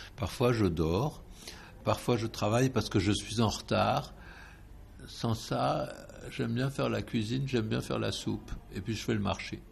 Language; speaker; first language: French; native; French